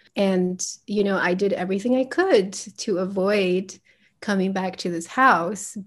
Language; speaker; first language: English; early bilingual, other home language; Chinese